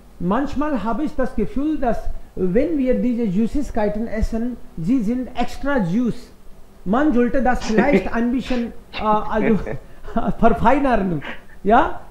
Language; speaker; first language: German; non-native, fluent; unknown